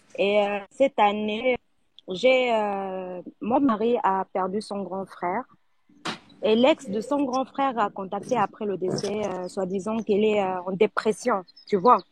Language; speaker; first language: French; non-native, local second language; Arabic